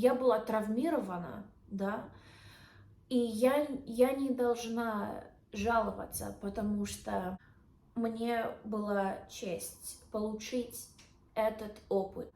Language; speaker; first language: Russian; non-native, learner; English